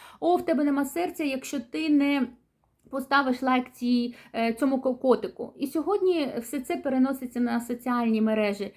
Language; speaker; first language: Ukrainian; native; Ukrainian